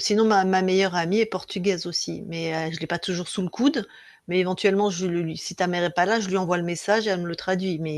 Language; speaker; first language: French; native; French